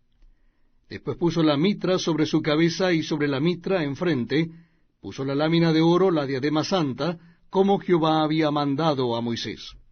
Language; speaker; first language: Spanish; native; Spanish